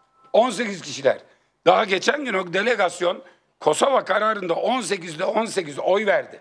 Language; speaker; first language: Turkish; native; Turkish